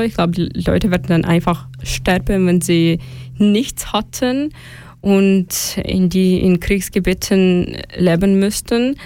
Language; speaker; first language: German; non-native, fluent; Ukrainian